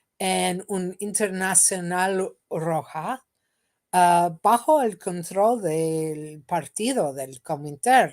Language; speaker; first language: Spanish; non-native, fluent; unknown